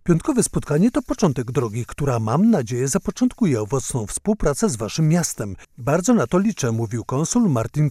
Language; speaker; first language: Polish; native; Polish